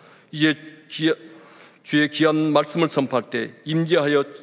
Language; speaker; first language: Korean; native; Korean